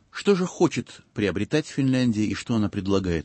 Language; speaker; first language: Russian; native; Russian